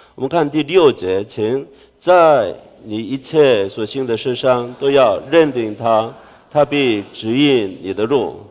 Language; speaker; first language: Chinese; non-native, fluent; Korean